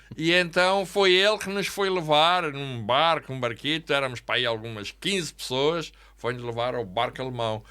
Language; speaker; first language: Portuguese; native; Portuguese